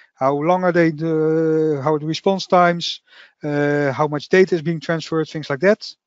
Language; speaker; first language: English; non-native, fluent; Dutch